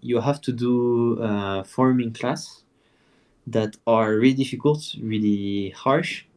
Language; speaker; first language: English; non-native, fluent; French